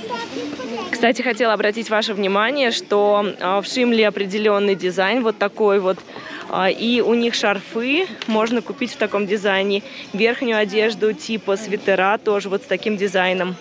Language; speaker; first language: Russian; native; Russian